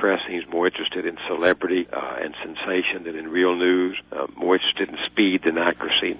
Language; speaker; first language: English; native; English